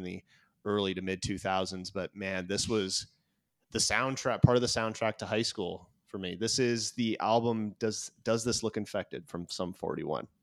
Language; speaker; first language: English; native; English